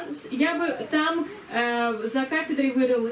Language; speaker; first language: Russian; native; Russian